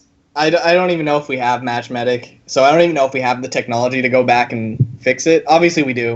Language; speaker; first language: English; native; English